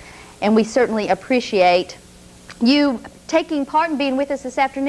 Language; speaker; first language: English; native; English